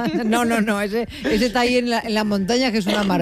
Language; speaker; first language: Spanish; native; Spanish